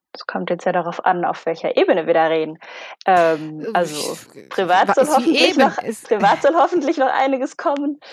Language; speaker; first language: German; native; German